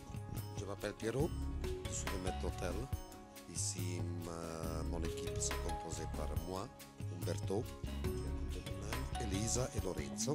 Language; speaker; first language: French; non-native, fluent; Italian